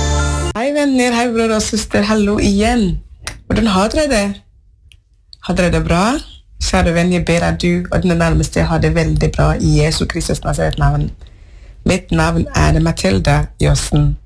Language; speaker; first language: Norwegian; non-native, learner; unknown